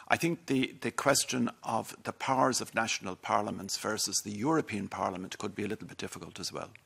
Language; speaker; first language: English; native; English